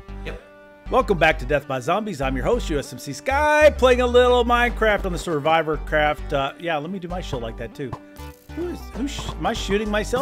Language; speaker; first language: English; native; English